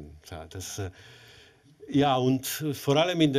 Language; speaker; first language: German; non-native, fluent; Italian